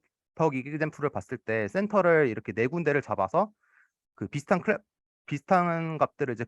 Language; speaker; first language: Korean; native; Korean